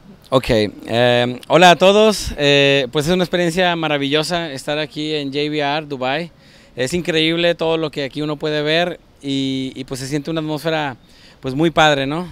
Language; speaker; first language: Spanish; native; Spanish